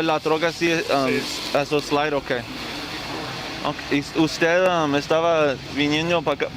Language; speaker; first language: Spanish; early bilingual, heritage; English